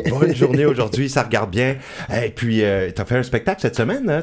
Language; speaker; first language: French; native; French